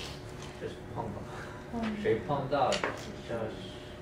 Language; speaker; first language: Chinese; non-native, learner; English